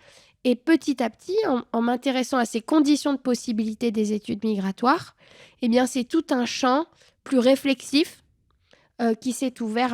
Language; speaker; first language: French; native; French